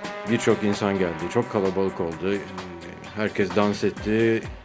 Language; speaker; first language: Turkish; native; Turkish